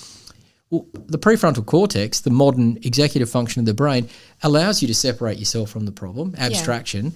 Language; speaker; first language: English; native; English